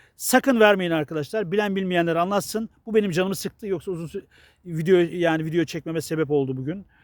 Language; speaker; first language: Turkish; native; Turkish